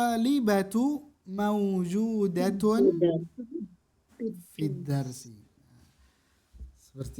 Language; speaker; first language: Arabic; non-native, fluent; Indonesian